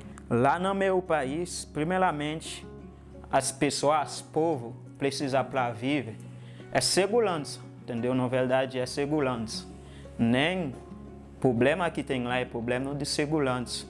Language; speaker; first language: Portuguese; non-native, learner; Haitian Creole